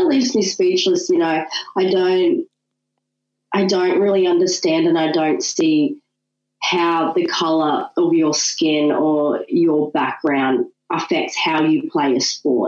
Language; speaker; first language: English; native; English